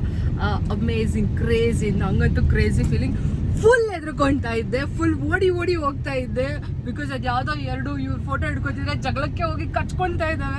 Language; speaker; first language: Kannada; native; Kannada